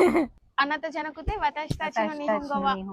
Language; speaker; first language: Japanese; non-native, fluent; Telugu